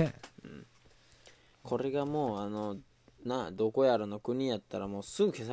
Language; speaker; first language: Japanese; native; Japanese